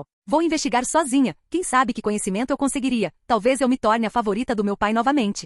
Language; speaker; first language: Portuguese; native; Portuguese